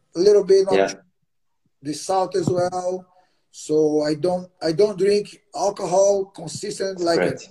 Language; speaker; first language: English; non-native, learner; Portuguese